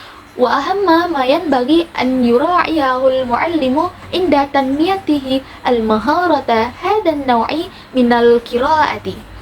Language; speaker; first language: Arabic; non-native, learner; Indonesian